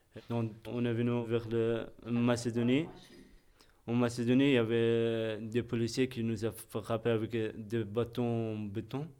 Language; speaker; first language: French; non-native, fluent; Persian